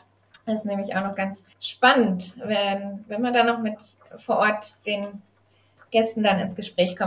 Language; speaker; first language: German; native; German